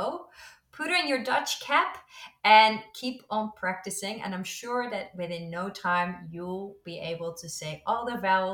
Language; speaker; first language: English; non-native, fluent; Dutch